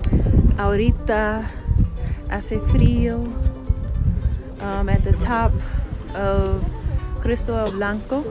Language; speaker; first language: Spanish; non-native, learner; English